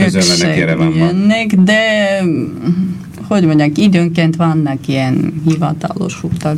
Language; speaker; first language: Hungarian; non-native, fluent; Armenian